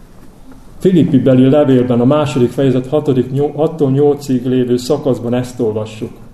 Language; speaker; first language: Hungarian; native; Hungarian